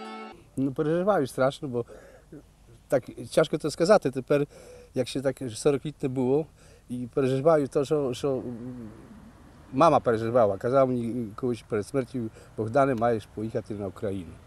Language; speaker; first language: Ukrainian; early bilingual, heritage; Polish